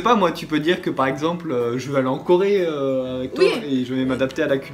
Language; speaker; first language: French; native; French